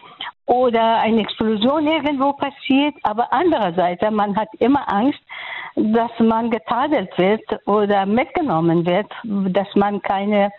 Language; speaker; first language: German; non-native, fluent; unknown